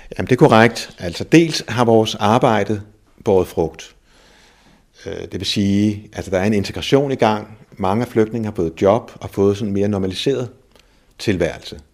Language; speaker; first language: Danish; native; Danish